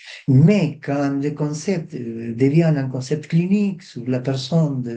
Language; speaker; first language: French; non-native, fluent; Spanish